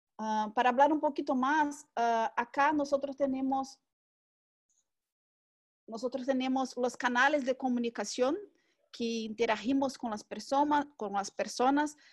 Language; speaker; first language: Spanish; non-native, learner; Portuguese